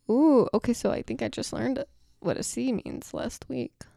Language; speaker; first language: English; native; English